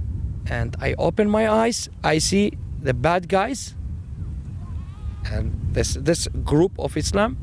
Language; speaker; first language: English; non-native, learner; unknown